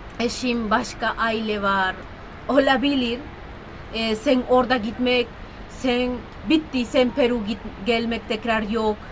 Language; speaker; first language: Turkish; non-native, learner; Spanish